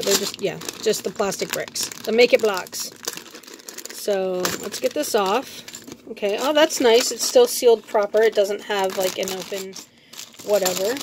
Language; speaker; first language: English; native; English